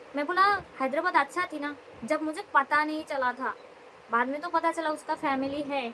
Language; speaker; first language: Hindi; non-native, local second language; Bangla